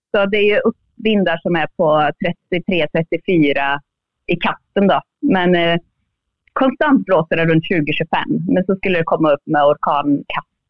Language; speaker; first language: Swedish; native; Swedish